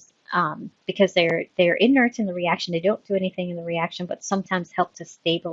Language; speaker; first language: English; native; English